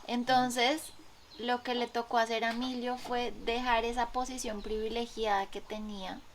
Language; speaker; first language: Spanish; native; Spanish